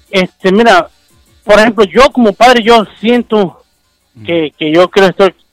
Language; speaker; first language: Spanish; non-native, local second language; Mixtepec Mixtec